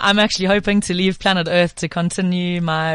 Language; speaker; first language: English; native; English